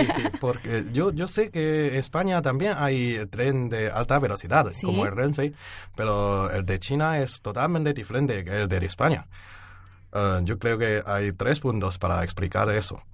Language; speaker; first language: Spanish; non-native, fluent; Chinese